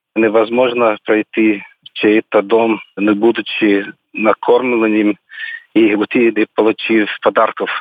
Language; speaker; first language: Russian; non-native, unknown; English